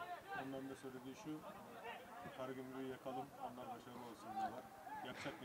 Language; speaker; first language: Turkish; native; Turkish